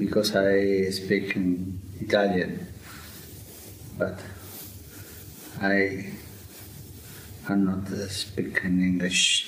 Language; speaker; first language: English; non-native, learner; Spanish